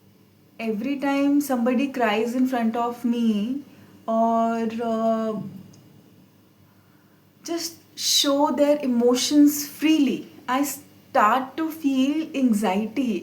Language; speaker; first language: English; non-native, local second language; Hindi